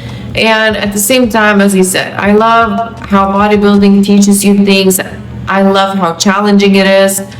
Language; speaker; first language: English; non-native, fluent; Lithuanian